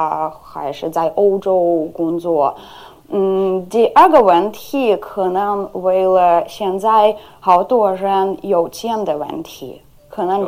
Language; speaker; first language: Chinese; non-native, learner; Ukrainian